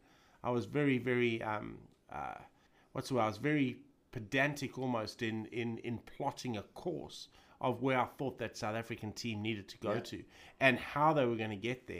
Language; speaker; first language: English; native; English